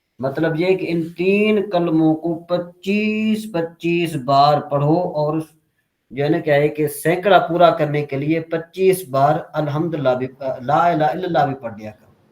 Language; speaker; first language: Urdu; non-native, local second language; Sindhi